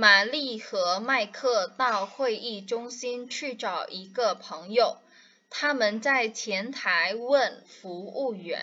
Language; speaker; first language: Chinese; non-native, fluent; Indonesian